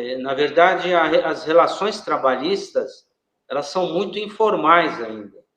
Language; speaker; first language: Portuguese; native; Portuguese